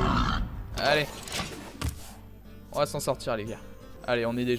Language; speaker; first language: French; native; French